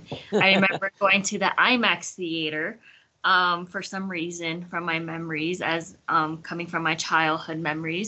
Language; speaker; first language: English; native; English